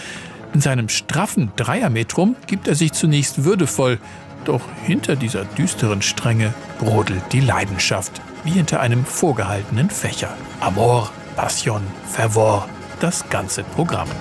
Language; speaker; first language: German; native; German